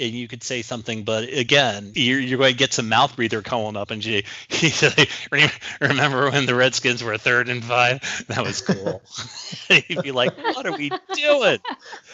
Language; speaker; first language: English; native; English